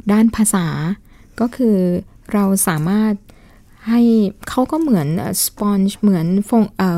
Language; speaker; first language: Thai; native; Thai